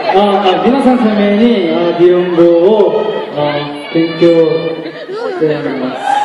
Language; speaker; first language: Japanese; non-native, learner; Korean